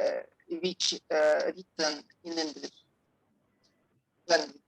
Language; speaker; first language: English; non-native, learner; Russian